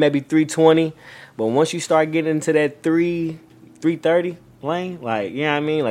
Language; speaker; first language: English; native; English